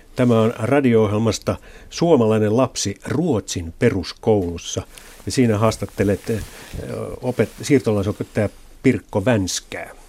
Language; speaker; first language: Finnish; native; Finnish